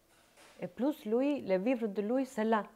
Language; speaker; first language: French; non-native, learner; Albanian